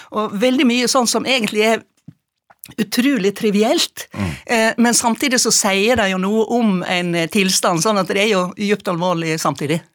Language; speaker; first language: Norwegian; native; Norwegian